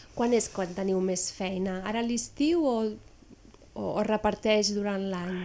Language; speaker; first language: Catalan; native; Catalan